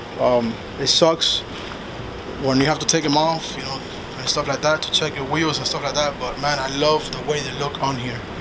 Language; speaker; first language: English; early bilingual, other home language; Spanish